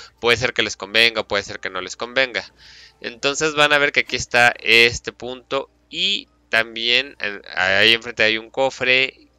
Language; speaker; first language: Spanish; native; Spanish